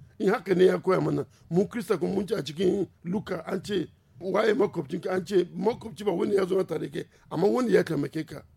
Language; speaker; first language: Hausa; non-native, local second language; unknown